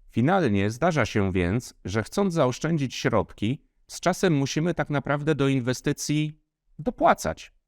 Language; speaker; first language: Polish; native; Polish